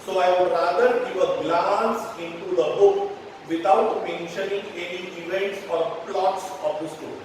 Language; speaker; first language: English; non-native, local second language; Marathi